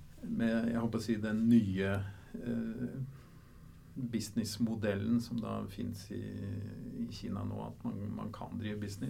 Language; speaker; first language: Norwegian; native; Norwegian